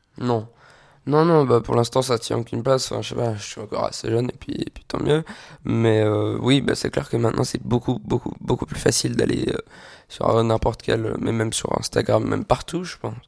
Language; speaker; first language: French; native; French